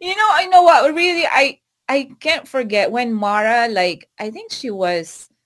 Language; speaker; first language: English; non-native, local second language; Filipino